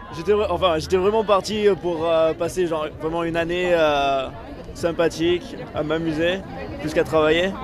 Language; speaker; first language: French; native; French